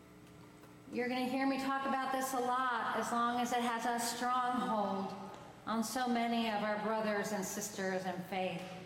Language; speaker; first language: English; native; English